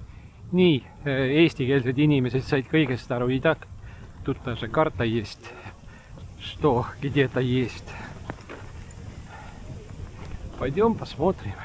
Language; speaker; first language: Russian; non-native, learner; Estonian